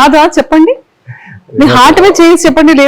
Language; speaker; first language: Telugu; native; Telugu